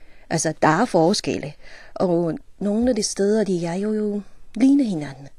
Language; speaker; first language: Danish; non-native, fluent; Chinese